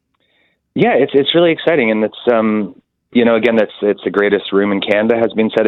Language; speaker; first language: English; native; English